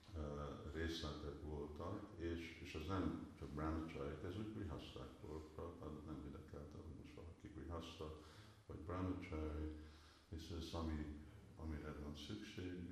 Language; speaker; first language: Hungarian; early bilingual, heritage; Hungarian